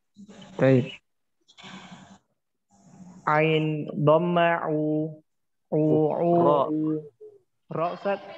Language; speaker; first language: Arabic; non-native, learner; Indonesian